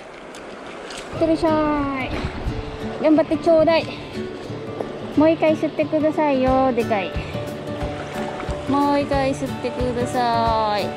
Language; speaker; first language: Japanese; non-native, fluent; Filipino